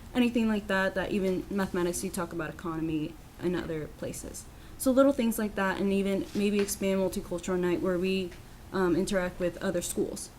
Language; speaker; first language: English; non-native, fluent; Spanish